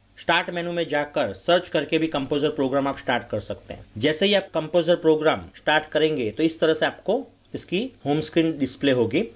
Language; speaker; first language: Hindi; non-native, local second language; Gujarati